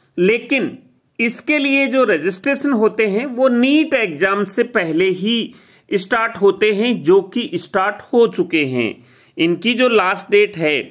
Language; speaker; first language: Hindi; native; Hindi